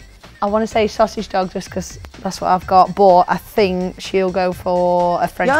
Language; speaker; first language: English; native; English